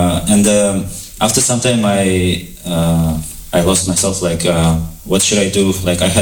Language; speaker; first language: English; non-native, fluent; Kazakh